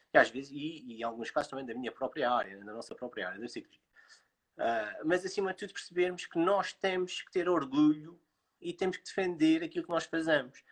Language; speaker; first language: Portuguese; native; Portuguese